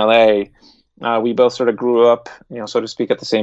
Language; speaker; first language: English; non-native, fluent; Spanish